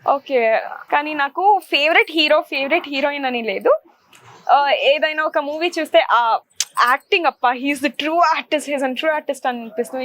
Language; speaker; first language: Telugu; non-native, local second language; Kannada